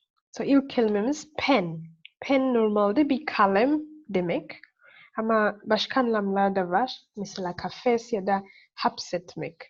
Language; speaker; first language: Turkish; non-native, learner; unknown